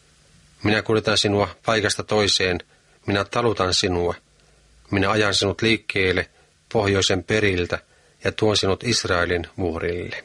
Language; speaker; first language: Finnish; native; Finnish